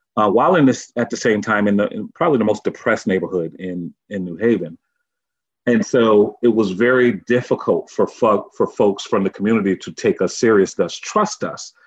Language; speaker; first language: English; native; English